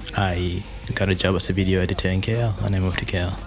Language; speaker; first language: English; non-native, local second language; Hausa